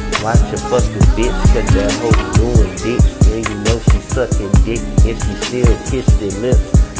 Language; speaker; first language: English; native; English